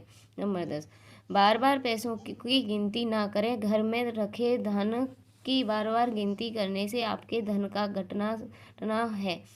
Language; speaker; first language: Hindi; native; Hindi